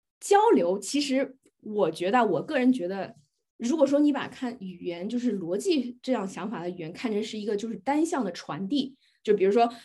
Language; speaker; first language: Chinese; native; Chinese